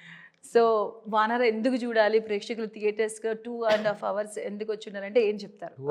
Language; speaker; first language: Telugu; native; Telugu